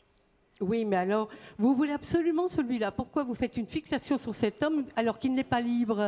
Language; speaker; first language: French; native; French